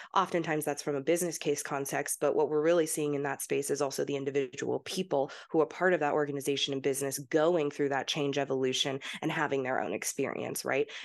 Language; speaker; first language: English; early bilingual, heritage; English